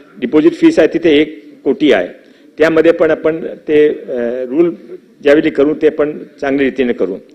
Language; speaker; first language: Marathi; non-native, local second language; Hindi